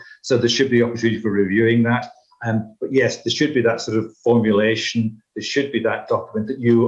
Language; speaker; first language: English; native; English